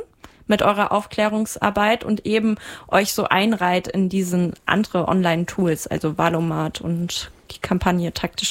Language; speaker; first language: German; native; German